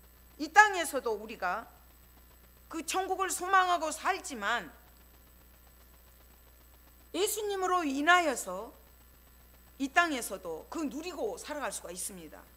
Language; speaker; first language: Korean; native; Korean